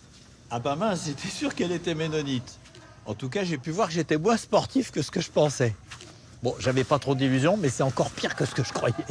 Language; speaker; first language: French; native; French